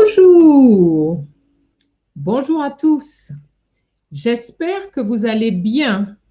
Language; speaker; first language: French; non-native, fluent; English